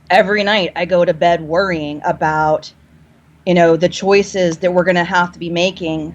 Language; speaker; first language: English; native; English